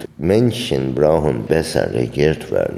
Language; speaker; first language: German; non-native, fluent; Turkish